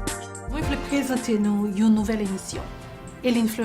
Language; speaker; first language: French; non-native, local second language; Haitian Creole